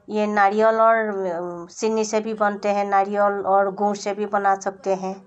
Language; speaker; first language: Hindi; non-native, local second language; Assamese